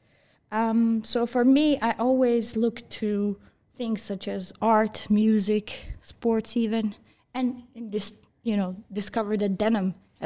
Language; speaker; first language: English; early bilingual, other home language; Bosnian